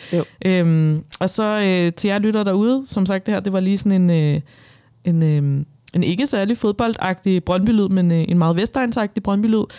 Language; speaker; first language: Danish; native; Danish